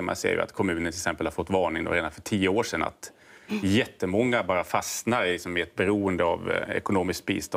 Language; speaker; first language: Swedish; native; Swedish